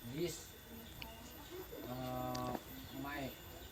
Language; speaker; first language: English; non-native, learner; Sundanese